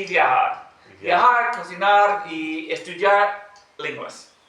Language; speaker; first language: Portuguese; non-native, learner; English